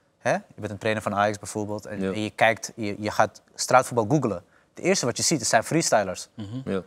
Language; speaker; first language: Dutch; native; Dutch